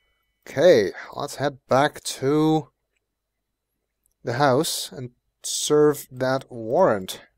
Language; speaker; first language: English; native; English